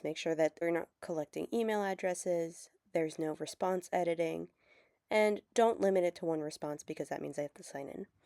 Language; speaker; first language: English; native; English